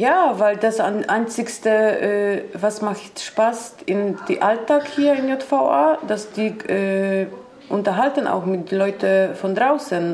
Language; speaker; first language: German; non-native, learner; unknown